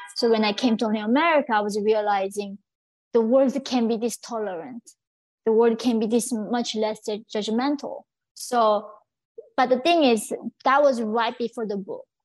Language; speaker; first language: English; early bilingual, other home language; Korean